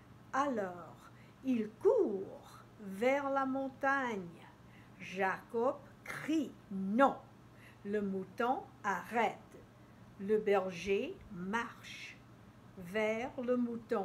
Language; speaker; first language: French; non-native, fluent; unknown